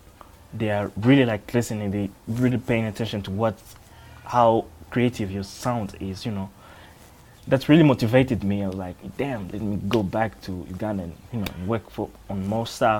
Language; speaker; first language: English; non-native, learner; French